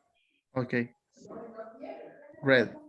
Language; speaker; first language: English; non-native, learner; Spanish